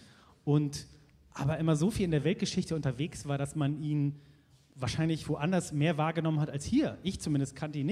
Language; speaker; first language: German; native; German